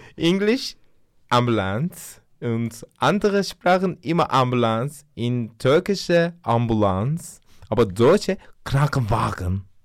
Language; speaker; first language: German; non-native, learner; Turkish